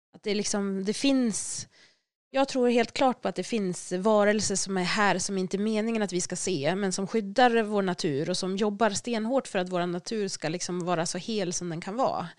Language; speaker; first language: Swedish; native; Swedish